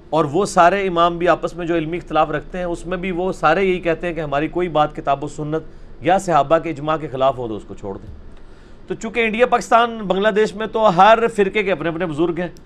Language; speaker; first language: Urdu; non-native, local second language; Punjabi